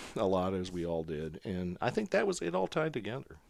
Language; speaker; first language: English; native; English